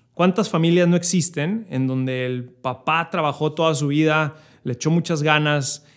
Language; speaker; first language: Spanish; native; Spanish